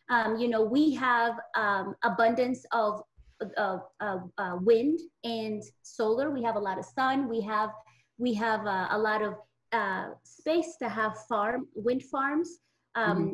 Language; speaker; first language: English; native; English